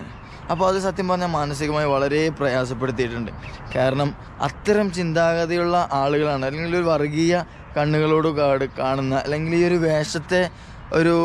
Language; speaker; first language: Malayalam; native; Malayalam